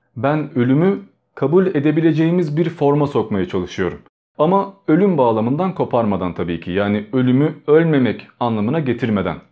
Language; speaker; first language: Turkish; early bilingual, other home language; Albanian